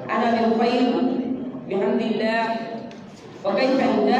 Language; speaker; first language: Arabic; non-native, learner; Bangla